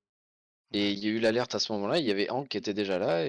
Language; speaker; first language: French; native; French